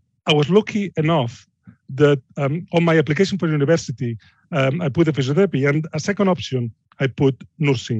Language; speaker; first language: English; non-native, fluent; Spanish